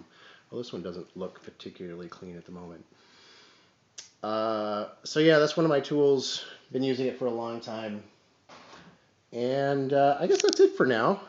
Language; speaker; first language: English; native; English